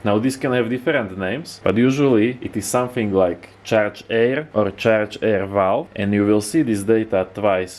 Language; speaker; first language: English; non-native, fluent; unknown